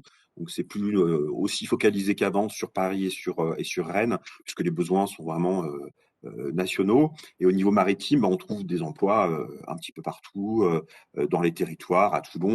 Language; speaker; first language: French; native; French